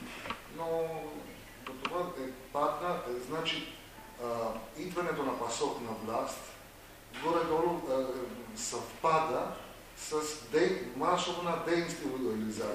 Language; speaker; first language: Bulgarian; non-native, fluent; Greek